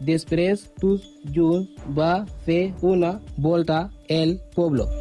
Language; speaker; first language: Catalan; non-native, learner; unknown